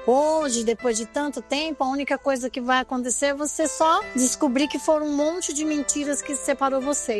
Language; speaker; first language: Portuguese; native; Portuguese